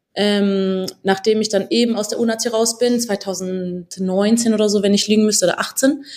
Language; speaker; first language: German; early bilingual, other home language; Albanian